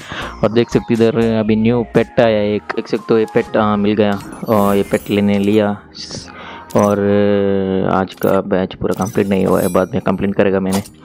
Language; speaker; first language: Hindi; non-native, local second language; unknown